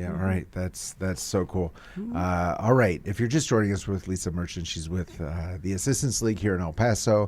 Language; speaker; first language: English; native; English